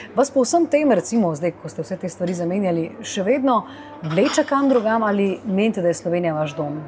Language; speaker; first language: Slovenian; native; Slovenian